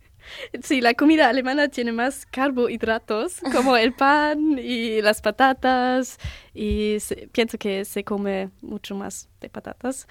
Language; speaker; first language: Spanish; non-native, learner; German